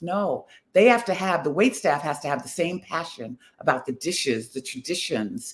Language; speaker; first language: English; native; English